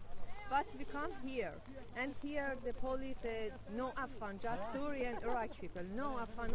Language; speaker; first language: English; non-native, learner; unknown